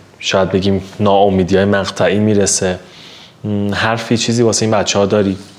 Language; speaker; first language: Persian; native; Persian